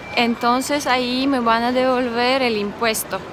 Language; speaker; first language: Spanish; non-native, fluent; Ukrainian